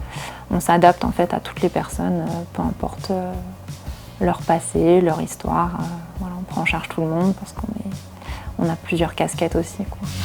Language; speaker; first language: French; native; French